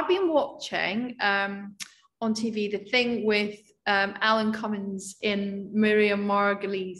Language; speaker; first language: English; native; English